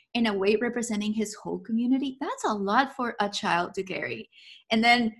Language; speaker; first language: English; non-native, fluent; Spanish